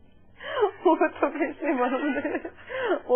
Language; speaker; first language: Hindi; non-native, local second language; Manipuri